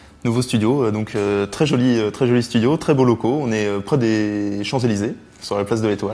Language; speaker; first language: French; native; French